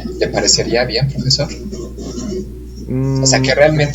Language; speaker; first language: Spanish; native; Spanish